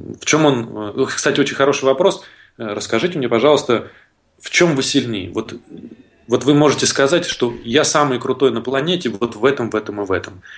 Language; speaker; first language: Russian; native; Russian